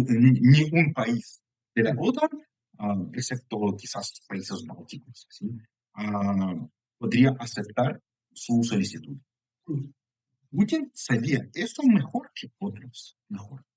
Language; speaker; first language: Spanish; non-native, fluent; Ukrainian